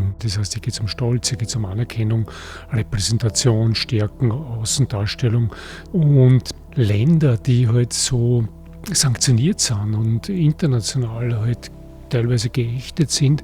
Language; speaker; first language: German; native; German